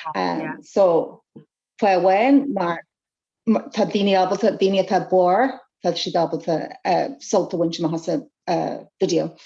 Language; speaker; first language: Irish; non-native, local second language; English